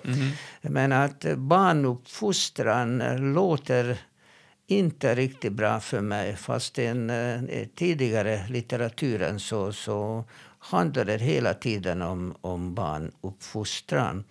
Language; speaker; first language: Swedish; non-native, fluent; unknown